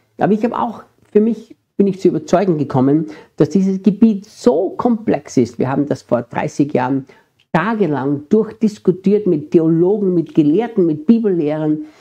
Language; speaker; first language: German; native; German